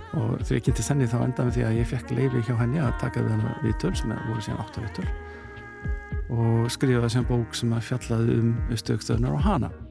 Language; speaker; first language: Icelandic; early bilingual, heritage; Icelandic